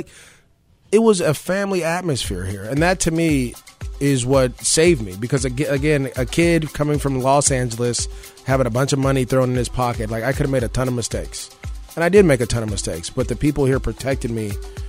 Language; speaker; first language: English; native; English